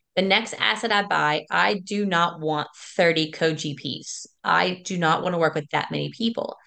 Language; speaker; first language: English; native; English